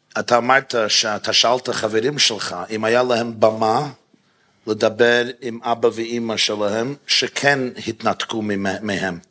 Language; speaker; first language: Hebrew; non-native, fluent; English